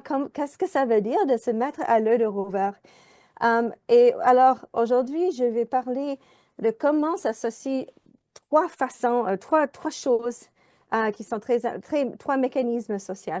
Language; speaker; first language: French; non-native, fluent; English